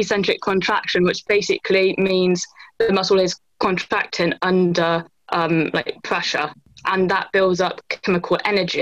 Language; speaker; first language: English; native; English